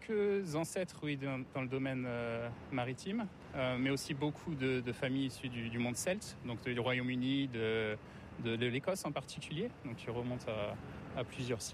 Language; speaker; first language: French; native; French